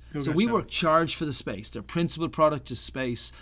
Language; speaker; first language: English; native; English